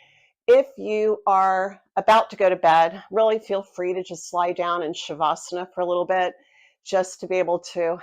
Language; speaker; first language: English; native; English